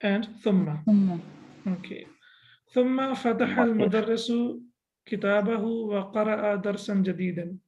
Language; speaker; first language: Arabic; non-native, fluent; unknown